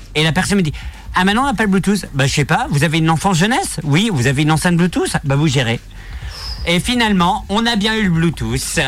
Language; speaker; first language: French; native; French